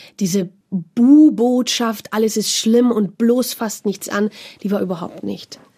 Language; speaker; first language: German; native; German